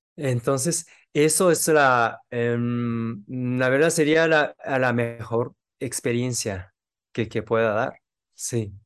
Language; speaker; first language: Spanish; non-native, fluent; Japanese